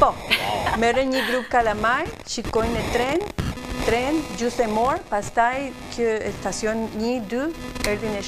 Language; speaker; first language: Albanian; non-native, learner; Spanish